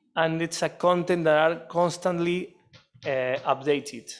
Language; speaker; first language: English; non-native, fluent; Spanish